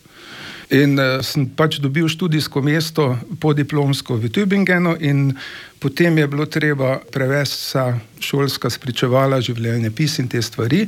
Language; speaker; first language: Slovenian; native; Slovenian